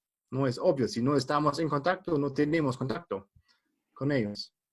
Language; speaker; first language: Spanish; non-native, fluent; German